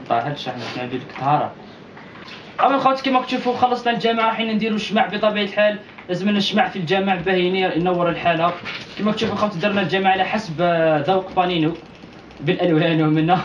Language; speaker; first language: Arabic; native; Arabic